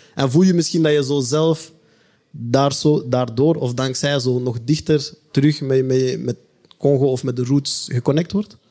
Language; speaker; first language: Dutch; native; Dutch